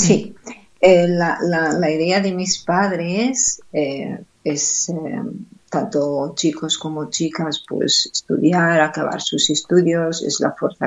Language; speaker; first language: Catalan; non-native, fluent; Arabic